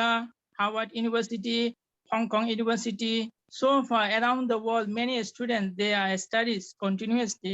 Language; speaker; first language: English; non-native, fluent; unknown